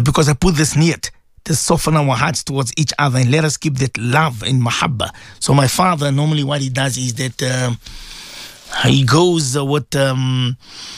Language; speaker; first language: English; native; English